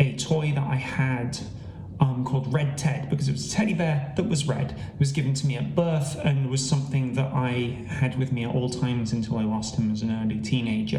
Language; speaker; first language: English; native; English